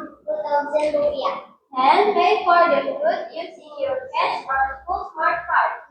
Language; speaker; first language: English; non-native, learner; Indonesian